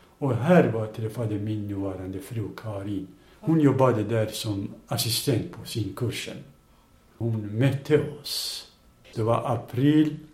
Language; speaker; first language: Swedish; non-native, fluent; Kurdish